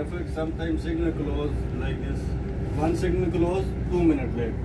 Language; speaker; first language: English; non-native, learner; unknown